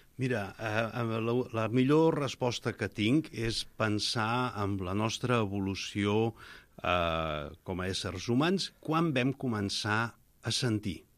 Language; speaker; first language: Catalan; native; Catalan